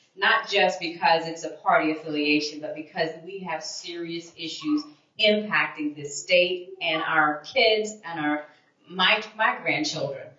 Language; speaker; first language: English; native; English